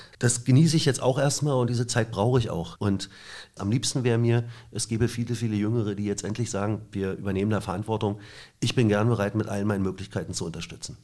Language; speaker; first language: German; native; German